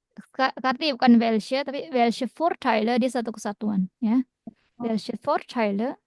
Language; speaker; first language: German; non-native, fluent; Indonesian